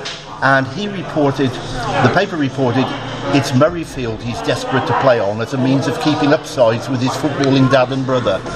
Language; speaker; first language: English; native; English